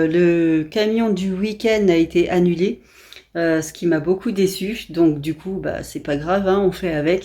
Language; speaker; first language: French; native; French